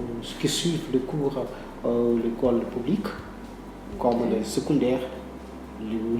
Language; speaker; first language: French; non-native, learner; Portuguese